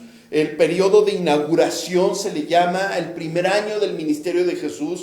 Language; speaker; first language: Spanish; native; Spanish